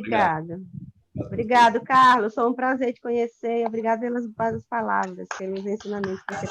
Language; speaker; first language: Portuguese; native; Portuguese